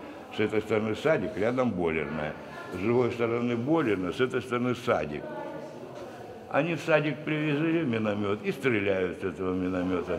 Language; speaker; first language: Russian; native; Russian